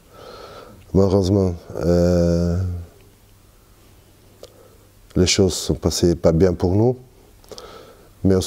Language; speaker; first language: French; non-native, fluent; Portuguese